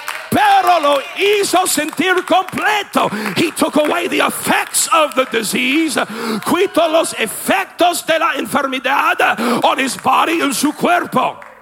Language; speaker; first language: English; native; English